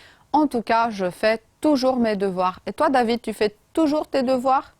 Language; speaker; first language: French; non-native, fluent; Romanian